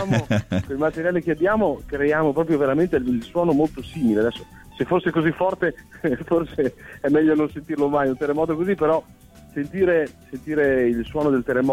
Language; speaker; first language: Italian; native; Italian